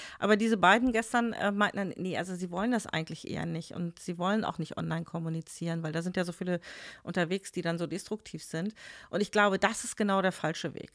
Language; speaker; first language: German; native; German